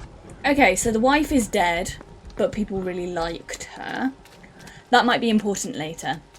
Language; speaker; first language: English; native; English